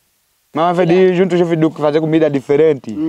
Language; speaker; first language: Portuguese; non-native, learner; Vietnamese